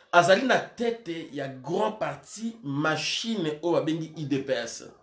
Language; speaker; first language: French; non-native, local second language; Lingala